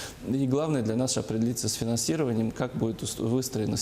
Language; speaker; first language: Russian; native; Russian